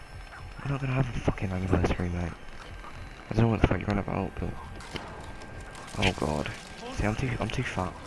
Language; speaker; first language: English; native; English